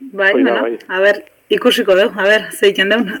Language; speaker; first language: Basque; native; Basque